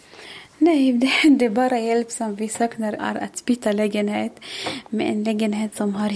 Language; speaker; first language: Swedish; non-native, learner; Arabic